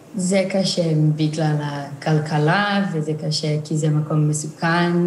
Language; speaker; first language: Hebrew; non-native, learner; Portuguese